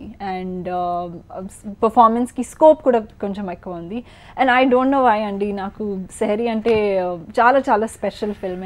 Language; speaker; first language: Telugu; non-native, learner; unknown